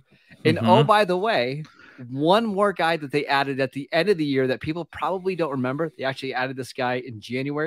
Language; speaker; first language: English; native; English